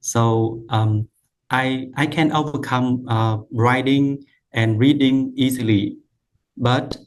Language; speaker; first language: English; non-native, learner; Vietnamese